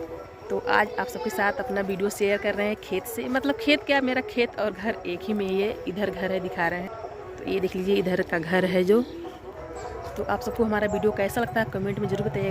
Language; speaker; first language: Hindi; non-native, local second language; Bhojpuri